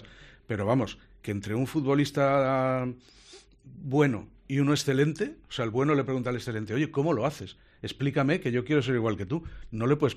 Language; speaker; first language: Spanish; native; Spanish